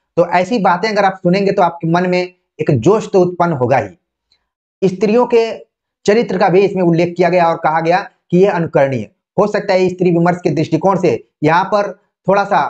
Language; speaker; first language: Hindi; native; Hindi